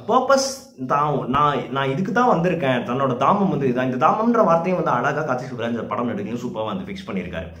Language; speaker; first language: Tamil; native; Tamil